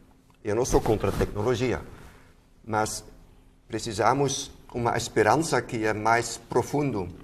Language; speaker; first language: Portuguese; non-native, fluent; Dutch